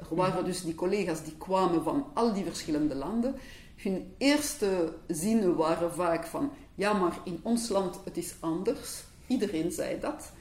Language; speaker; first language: Dutch; non-native, local second language; French